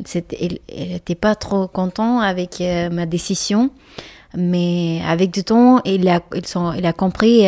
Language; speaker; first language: French; non-native, learner; Malayalam